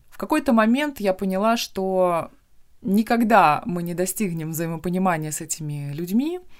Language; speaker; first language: Russian; native; Russian